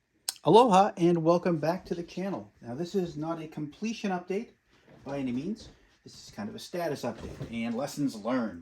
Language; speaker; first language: English; native; English